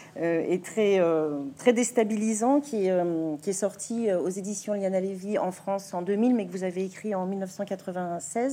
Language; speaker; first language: French; native; French